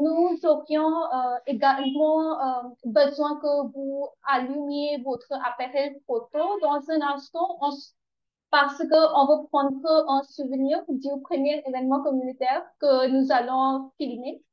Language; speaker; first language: French; non-native, learner; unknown